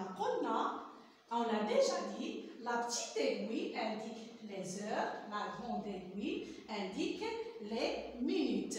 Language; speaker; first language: French; non-native, local second language; Arabic